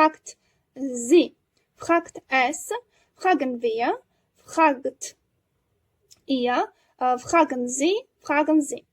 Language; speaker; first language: German; non-native, learner; Georgian